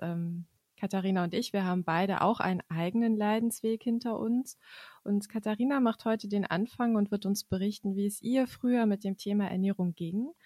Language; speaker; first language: German; native; German